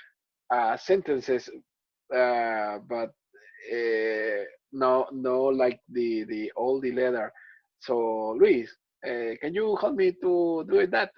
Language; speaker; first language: English; non-native, learner; Spanish